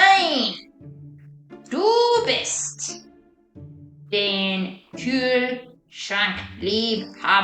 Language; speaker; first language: German; non-native, fluent; English